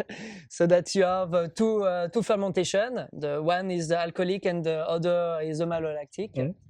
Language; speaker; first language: English; non-native, learner; French